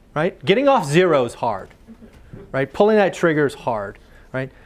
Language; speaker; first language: English; native; English